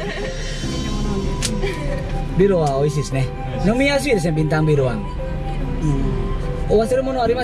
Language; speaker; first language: Japanese; non-native, fluent; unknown